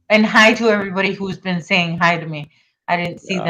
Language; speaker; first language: English; native; English